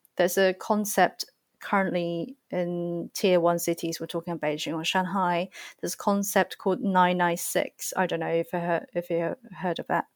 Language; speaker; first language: English; non-native, fluent; Chinese